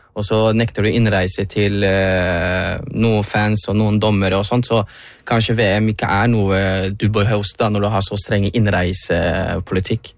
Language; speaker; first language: Norwegian; early bilingual, other home language; Somali